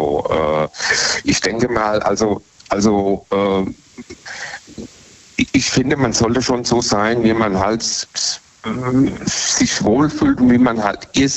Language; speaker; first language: German; native; German